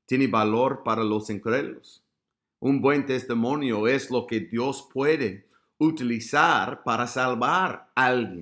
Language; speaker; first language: Spanish; non-native, fluent; English